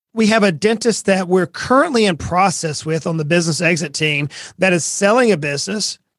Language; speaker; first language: English; native; English